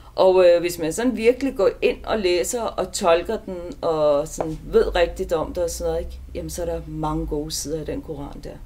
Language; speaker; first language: Danish; early bilingual, other home language; Turkish